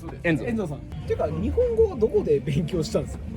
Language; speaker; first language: Japanese; native; Japanese